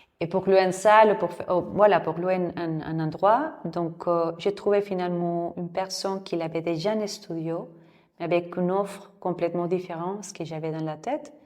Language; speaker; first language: French; non-native, fluent; Spanish